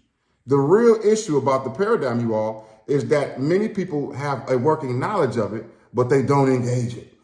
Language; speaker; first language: English; native; English